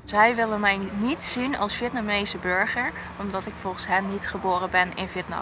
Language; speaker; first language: Dutch; early bilingual, other home language; Vietnamese